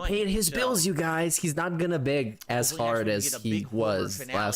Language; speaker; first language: English; native; English